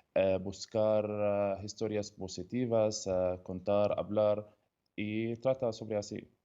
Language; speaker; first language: Spanish; non-native, learner; Arabic